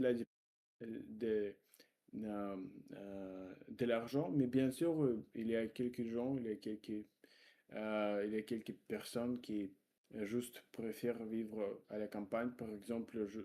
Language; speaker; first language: French; non-native, learner; Russian